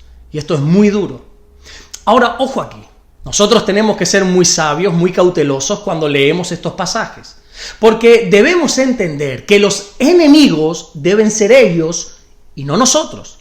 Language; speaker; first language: Spanish; native; Spanish